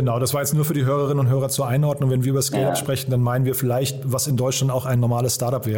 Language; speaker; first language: German; native; German